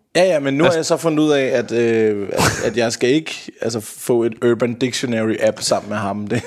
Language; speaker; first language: Danish; native; Danish